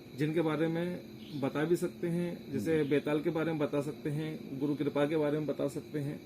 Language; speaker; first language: Hindi; native; Hindi